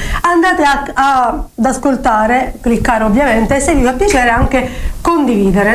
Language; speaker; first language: Italian; native; Italian